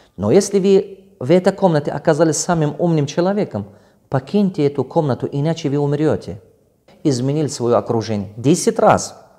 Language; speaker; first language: Russian; non-native, local second language; Tajik